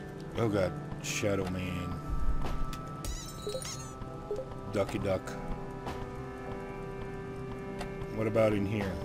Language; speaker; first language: English; native; English